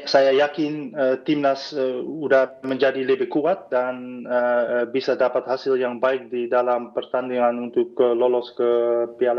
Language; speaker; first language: Indonesian; non-native, fluent; Dutch